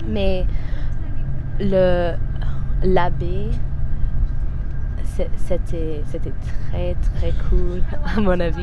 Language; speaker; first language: French; non-native, fluent; English